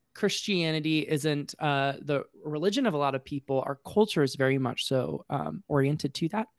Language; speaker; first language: English; native; English